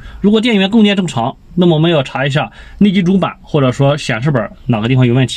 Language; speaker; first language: Chinese; native; Chinese